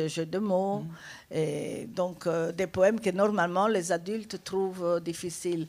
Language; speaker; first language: French; non-native, fluent; Italian